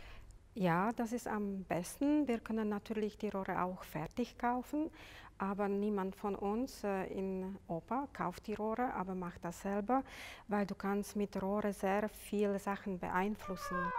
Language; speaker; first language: German; non-native, fluent; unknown